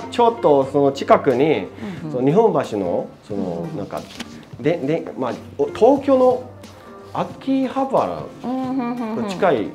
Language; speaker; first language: Japanese; non-native, fluent; Chinese